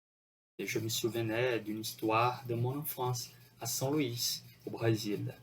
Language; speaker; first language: French; non-native, fluent; Portuguese